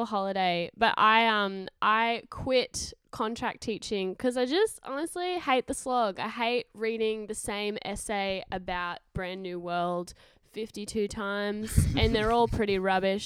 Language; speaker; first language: English; native; English